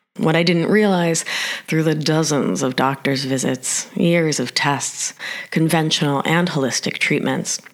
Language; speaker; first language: English; early bilingual, other home language; Spanish